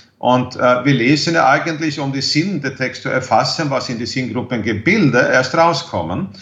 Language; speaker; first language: German; non-native, fluent; Swedish